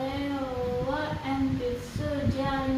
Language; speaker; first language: Danish; non-native, learner; Indonesian